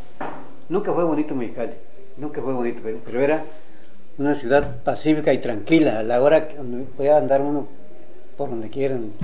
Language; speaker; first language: Spanish; native; Spanish